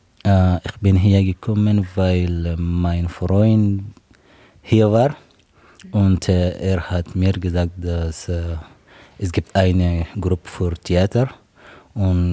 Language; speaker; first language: German; non-native, learner; Arabic